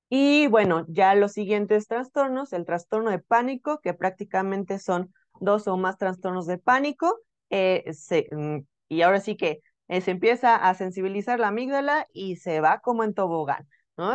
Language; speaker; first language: Spanish; native; Spanish